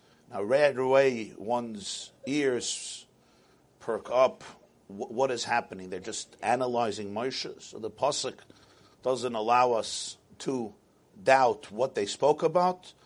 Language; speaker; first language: English; native; English